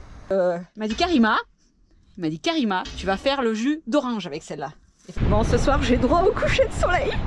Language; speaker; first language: French; native; French